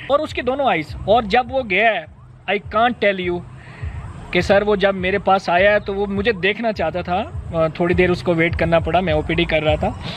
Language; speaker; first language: Urdu; non-native, local second language; Punjabi